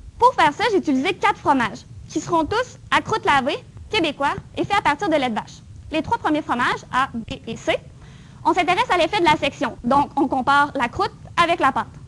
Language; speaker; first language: French; native; French